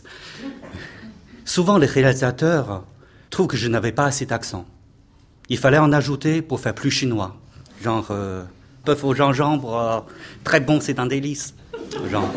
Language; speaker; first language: French; non-native, fluent; Chinese